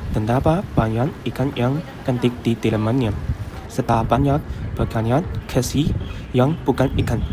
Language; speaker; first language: Malay; non-native, learner; Chinese